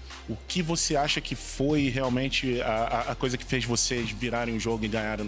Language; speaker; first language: Portuguese; native; Portuguese